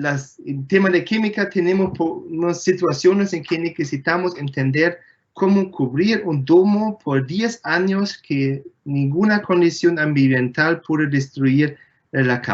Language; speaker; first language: Spanish; non-native, fluent; German